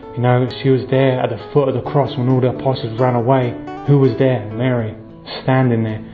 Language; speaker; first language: English; native; English